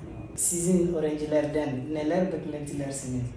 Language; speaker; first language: Turkish; non-native, learner; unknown